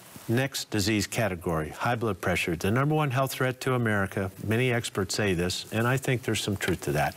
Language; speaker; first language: English; native; English